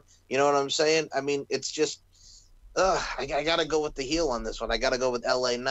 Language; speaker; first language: English; native; English